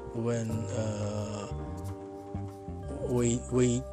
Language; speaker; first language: English; non-native, learner; Japanese